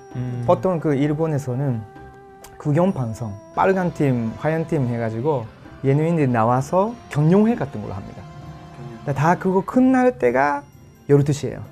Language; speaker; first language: Korean; non-native, fluent; Japanese